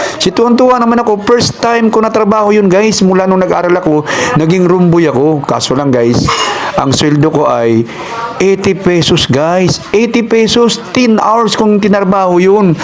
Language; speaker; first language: Filipino; non-native, local second language; Cebuano